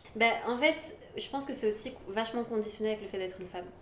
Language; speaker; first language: French; native; French